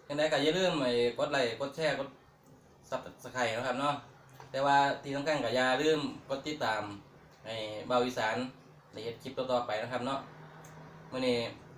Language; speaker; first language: Thai; native; Thai